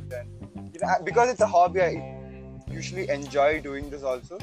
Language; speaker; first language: English; non-native, local second language; Malayalam